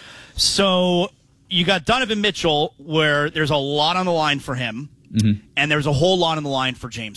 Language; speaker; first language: English; native; English